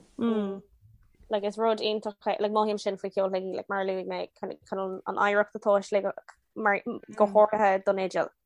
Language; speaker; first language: Irish; non-native, local second language; English